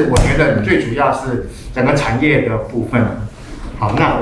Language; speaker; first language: Chinese; native; Chinese